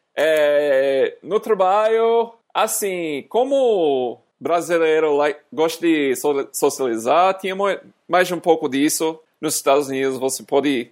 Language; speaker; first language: Portuguese; non-native, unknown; English